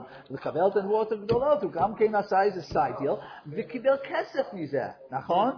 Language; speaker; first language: Hebrew; non-native, fluent; English